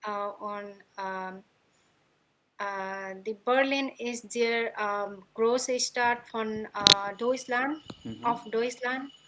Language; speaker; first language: German; non-native, learner; Nepali